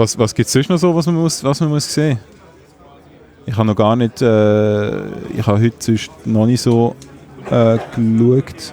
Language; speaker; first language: German; native; German